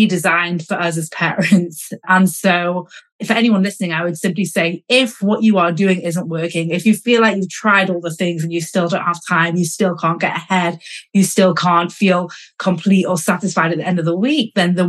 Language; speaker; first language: English; native; English